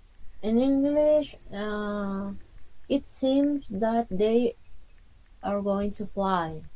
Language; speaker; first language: English; non-native, fluent; Spanish